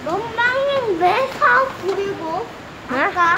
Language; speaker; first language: Korean; early bilingual, other home language; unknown